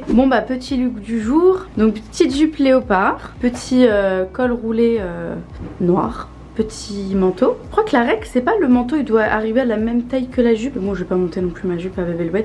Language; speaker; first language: French; native; French